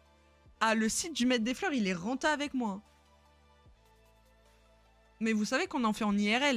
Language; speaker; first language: French; native; French